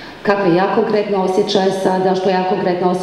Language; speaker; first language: Croatian; native; Croatian